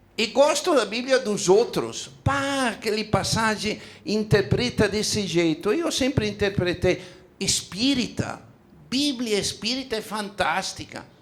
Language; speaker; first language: Portuguese; non-native, fluent; Italian